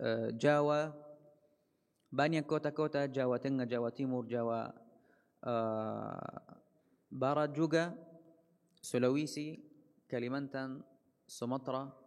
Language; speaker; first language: Indonesian; non-native, fluent; Arabic